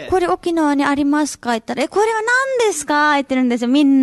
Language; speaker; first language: Japanese; non-native, learner; Nepali